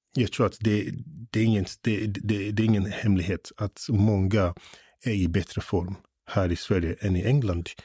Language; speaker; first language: Swedish; non-native, fluent; English